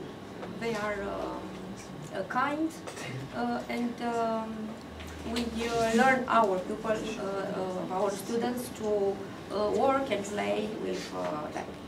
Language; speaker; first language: English; non-native, fluent; Romanian